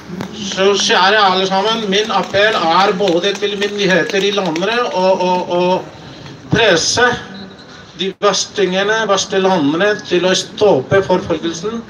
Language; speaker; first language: Norwegian; non-native, fluent; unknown